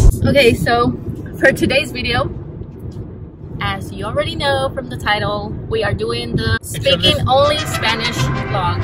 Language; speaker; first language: English; early bilingual, other home language; Spanish